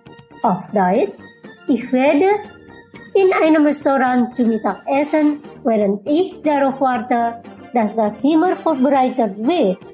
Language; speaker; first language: German; non-native, learner; Indonesian